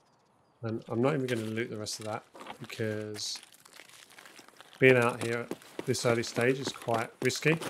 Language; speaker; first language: English; native; English